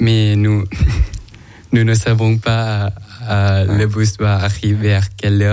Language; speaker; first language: French; non-native, learner; Thai